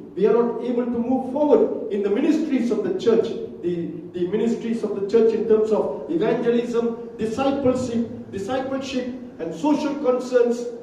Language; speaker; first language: English; non-native, local second language; Tamil